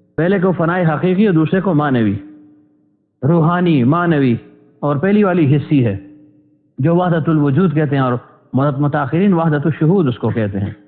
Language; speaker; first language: Urdu; non-native, local second language; Pashto